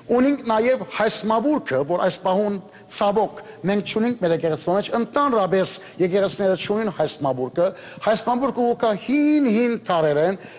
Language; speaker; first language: Armenian; early bilingual, heritage; Armenian